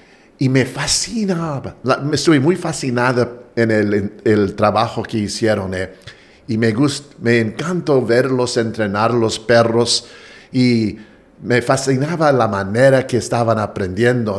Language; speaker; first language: Spanish; non-native, fluent; English